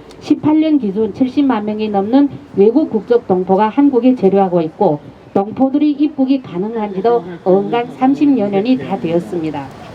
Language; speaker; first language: Korean; native; Korean